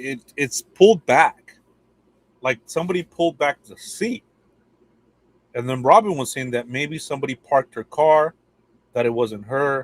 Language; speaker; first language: English; native; English